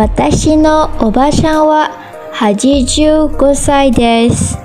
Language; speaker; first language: Japanese; non-native, learner; Malay